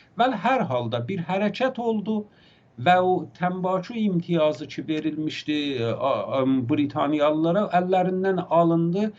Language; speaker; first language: Azerbaijani; native; Azerbaijani